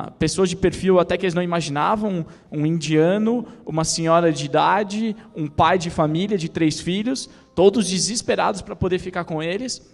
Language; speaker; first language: Portuguese; native; Portuguese